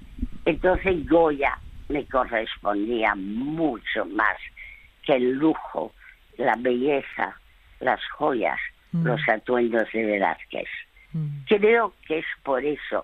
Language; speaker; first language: Spanish; early bilingual, other home language; French